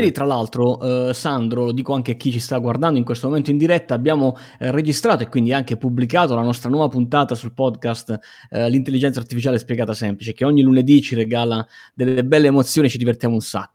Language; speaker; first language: Italian; native; Italian